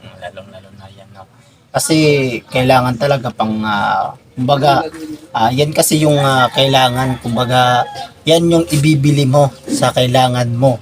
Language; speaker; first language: Filipino; non-native, local second language; Cebuano